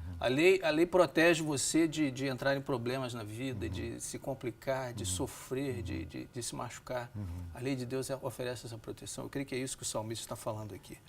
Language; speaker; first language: Portuguese; native; Portuguese